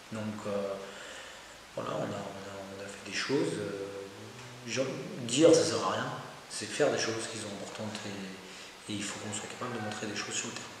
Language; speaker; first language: French; native; French